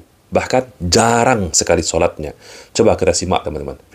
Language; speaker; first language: Indonesian; native; Indonesian